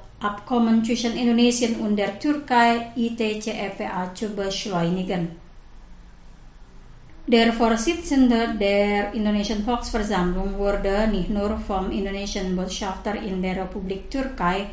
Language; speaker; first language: German; non-native, fluent; Indonesian